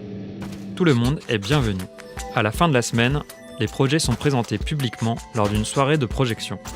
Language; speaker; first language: French; native; French